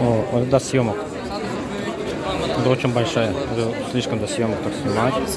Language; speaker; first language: Russian; non-native, local second language; Azerbaijani